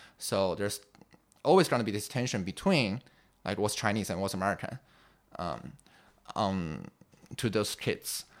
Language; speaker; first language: English; non-native, fluent; Chinese